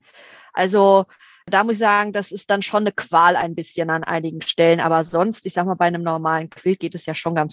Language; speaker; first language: German; native; German